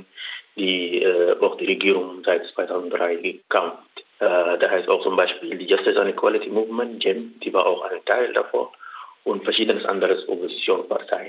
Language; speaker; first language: German; non-native, learner; Arabic